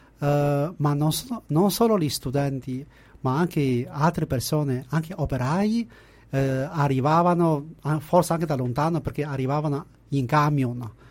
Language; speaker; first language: Italian; non-native, fluent; Chinese